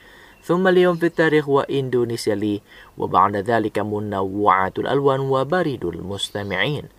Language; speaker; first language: Arabic; non-native, fluent; Indonesian